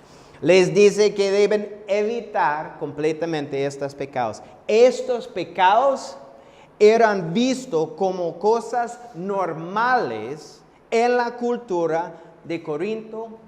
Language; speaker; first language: Spanish; non-native, fluent; English